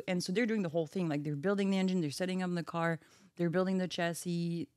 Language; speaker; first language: English; non-native, fluent; French